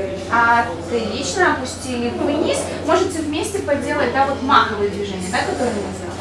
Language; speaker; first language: Russian; native; Russian